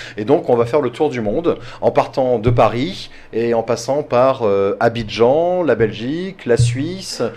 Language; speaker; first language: French; native; French